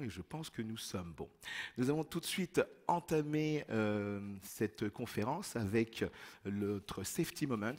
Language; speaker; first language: French; native; French